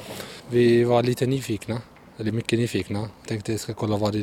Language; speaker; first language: Swedish; early bilingual, other home language; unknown